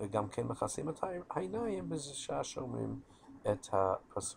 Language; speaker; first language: Hebrew; non-native, fluent; English